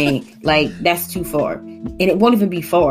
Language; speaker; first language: English; native; English